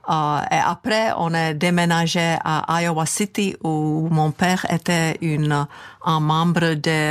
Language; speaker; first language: French; non-native, fluent; Czech